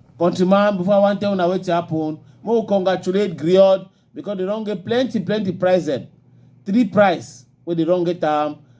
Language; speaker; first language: Nigerian Pidgin; native; Nigerian Pidgin